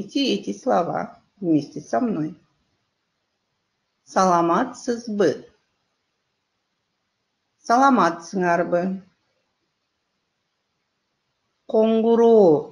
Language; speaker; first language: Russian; non-native, local second language; Kyrgyz